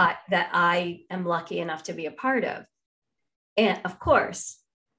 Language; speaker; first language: English; non-native, fluent; Spanish